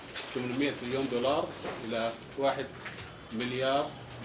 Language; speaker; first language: Arabic; native; Arabic